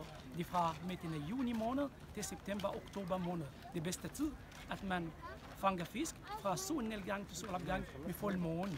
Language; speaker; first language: Danish; non-native, fluent; Arabic